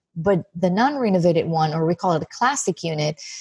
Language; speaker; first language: English; non-native, fluent; Hebrew